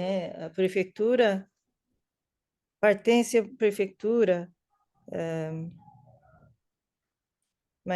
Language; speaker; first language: Portuguese; non-native, learner; English